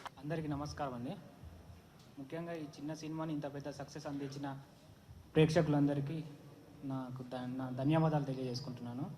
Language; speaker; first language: Telugu; native; Telugu